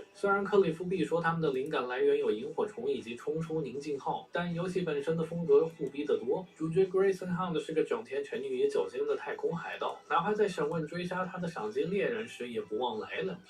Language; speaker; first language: Chinese; native; Chinese